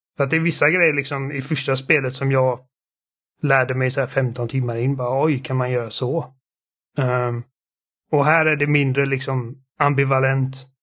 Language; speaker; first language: Swedish; early bilingual, other home language; German